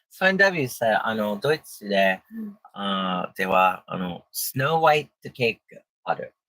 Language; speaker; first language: Japanese; non-native, learner; English